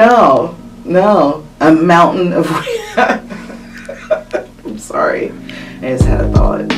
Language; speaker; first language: English; native; English